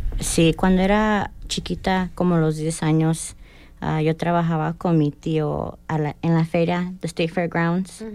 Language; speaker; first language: Spanish; early bilingual, heritage; Spanish